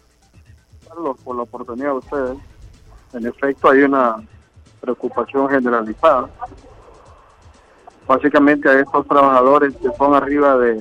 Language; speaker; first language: Spanish; native; Spanish